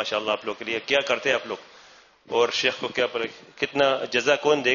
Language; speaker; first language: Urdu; non-native, learner; Arabic